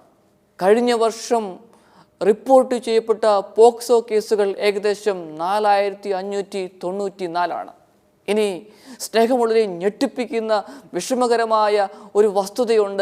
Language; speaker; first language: Malayalam; native; Malayalam